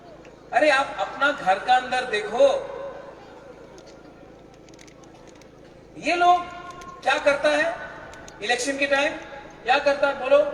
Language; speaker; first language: Hindi; non-native, local second language; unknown